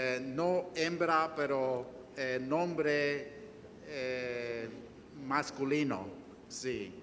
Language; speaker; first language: Spanish; non-native, fluent; English